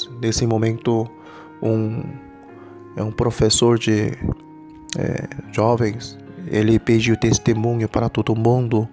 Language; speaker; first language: Portuguese; non-native, learner; Korean